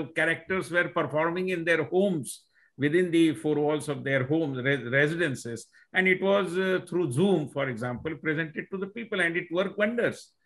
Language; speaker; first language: English; non-native, local second language; Marathi